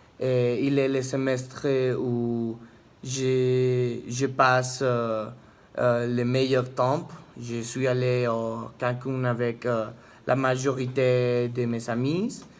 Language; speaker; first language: French; non-native, learner; Spanish